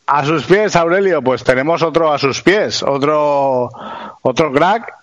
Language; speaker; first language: Spanish; native; Spanish